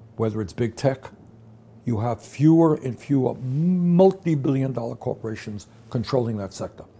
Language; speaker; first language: English; native; English